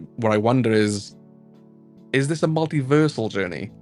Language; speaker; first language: English; native; English